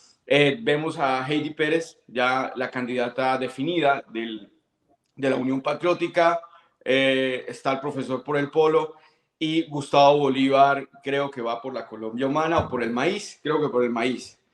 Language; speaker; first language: Spanish; native; Spanish